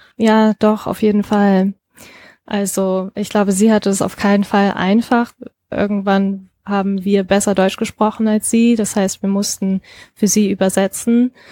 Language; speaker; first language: German; early bilingual, other home language; Japanese